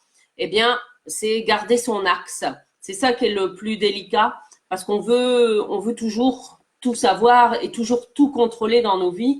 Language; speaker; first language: French; native; French